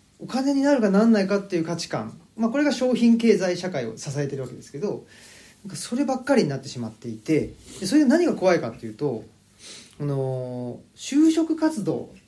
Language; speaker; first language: Japanese; native; Japanese